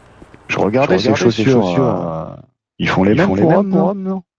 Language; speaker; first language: French; native; French